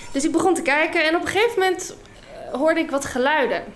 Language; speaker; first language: Dutch; non-native, fluent; English